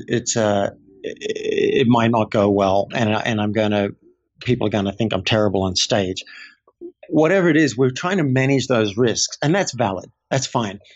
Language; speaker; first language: English; native; English